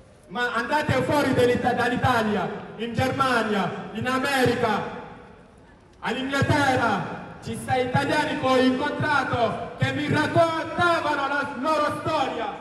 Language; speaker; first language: Italian; non-native, learner; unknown